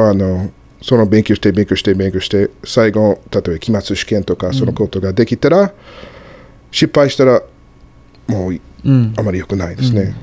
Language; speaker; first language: Japanese; non-native, fluent; English